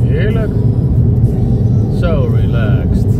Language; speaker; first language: Dutch; native; Dutch